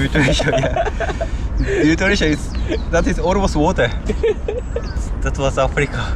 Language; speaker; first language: English; non-native, learner; Japanese